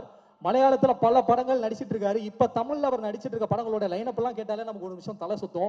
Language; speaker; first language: Tamil; native; Tamil